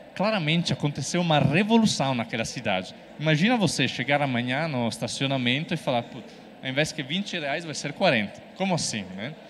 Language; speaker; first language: Portuguese; non-native, fluent; Italian